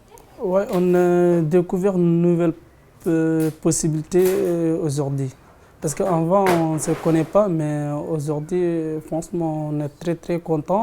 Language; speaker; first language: French; non-native, learner; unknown